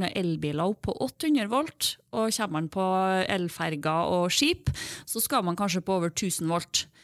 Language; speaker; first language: Norwegian; native; Norwegian